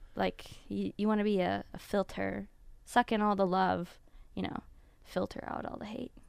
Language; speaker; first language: English; native; English